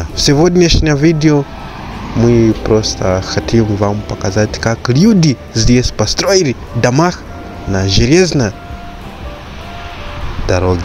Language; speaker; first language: Russian; non-native, fluent; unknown